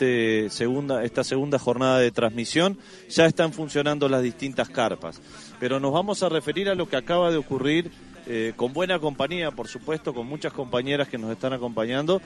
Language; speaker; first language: Spanish; native; Spanish